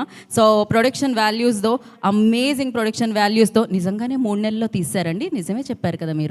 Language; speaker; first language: Telugu; native; Telugu